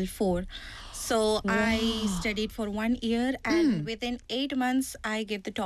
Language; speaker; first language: English; non-native, local second language; Tamil